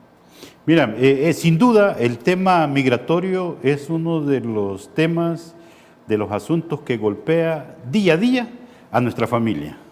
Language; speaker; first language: Spanish; native; Spanish